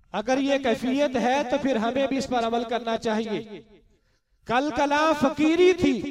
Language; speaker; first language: Urdu; non-native, local second language; Punjabi